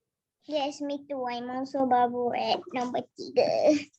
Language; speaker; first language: English; non-native, local second language; Malay